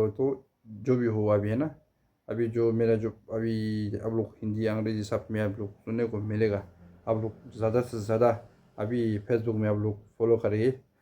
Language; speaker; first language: Hindi; non-native, fluent; Tibetan